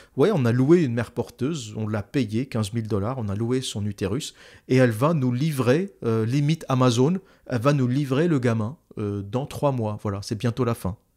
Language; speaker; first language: French; native; French